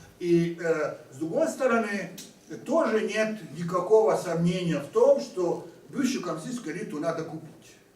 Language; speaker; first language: Russian; non-native, fluent; Hungarian